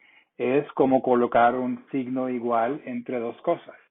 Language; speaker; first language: Spanish; non-native, fluent; English